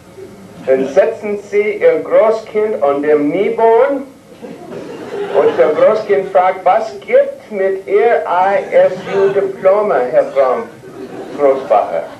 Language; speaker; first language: German; non-native, learner; English